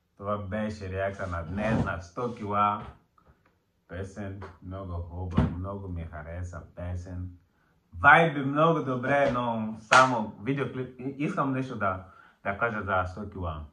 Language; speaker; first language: Bulgarian; non-native, learner; Portuguese